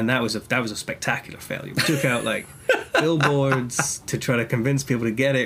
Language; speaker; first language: English; native; English